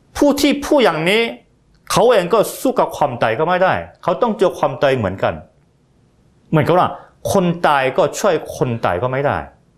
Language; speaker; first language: Thai; non-native, fluent; Korean